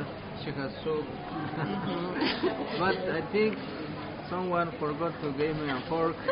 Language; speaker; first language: English; non-native, learner; Spanish